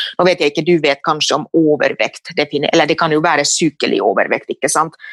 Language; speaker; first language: Norwegian; non-native, fluent; Finnish